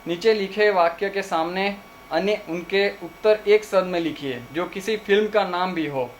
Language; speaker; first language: Hindi; non-native, local second language; Gujarati